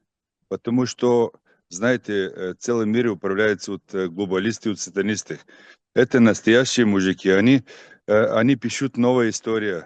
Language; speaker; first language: Russian; non-native, learner; Bulgarian